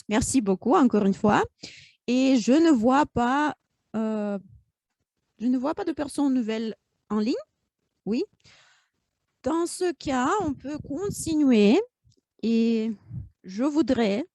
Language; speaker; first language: French; non-native, fluent; Russian